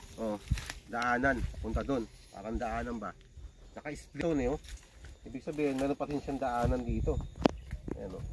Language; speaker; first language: Filipino; non-native, local second language; Cebuano